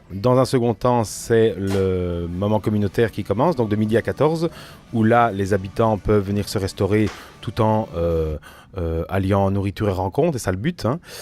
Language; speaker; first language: French; native; French